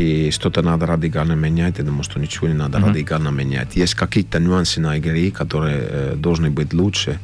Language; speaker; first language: Russian; non-native, fluent; Finnish